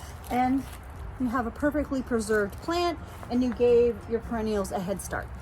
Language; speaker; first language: English; native; English